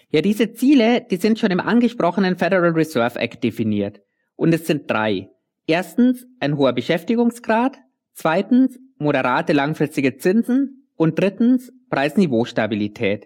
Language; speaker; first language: German; native; German